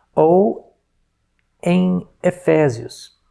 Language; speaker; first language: Portuguese; non-native, fluent; English